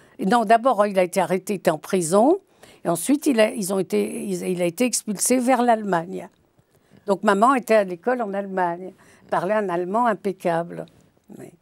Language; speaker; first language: French; early bilingual, other home language; Yiddish